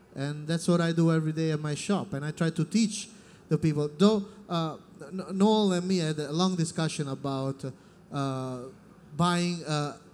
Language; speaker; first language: English; non-native, fluent; Italian